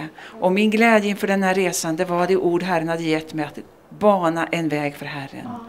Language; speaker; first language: Swedish; native; Swedish